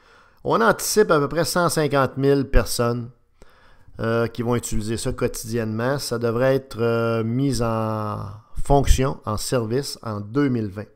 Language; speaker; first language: French; native; French